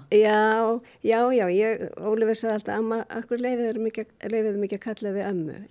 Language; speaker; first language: Icelandic; native; Icelandic